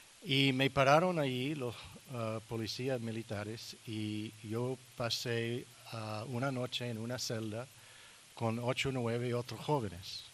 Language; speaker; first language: Spanish; non-native, learner; English